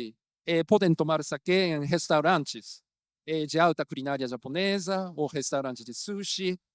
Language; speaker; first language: Portuguese; non-native, fluent; Japanese